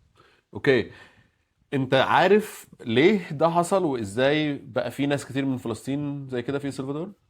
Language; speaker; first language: Arabic; native; Arabic